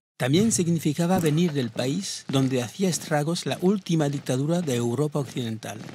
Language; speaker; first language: Spanish; early bilingual, heritage; Spanish